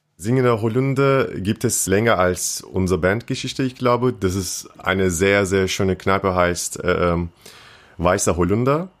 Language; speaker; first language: German; non-native, fluent; Turkish